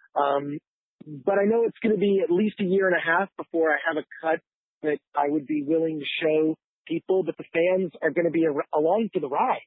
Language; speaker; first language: English; native; English